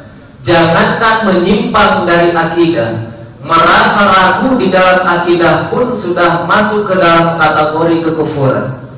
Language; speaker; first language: Indonesian; native; Indonesian